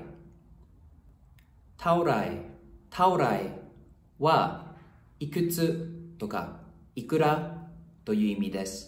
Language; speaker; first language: Japanese; non-native, fluent; Thai